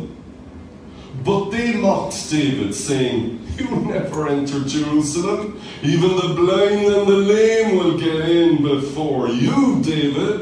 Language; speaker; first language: English; native; English